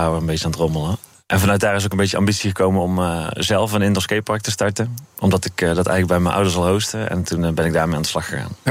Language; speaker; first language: Dutch; native; Dutch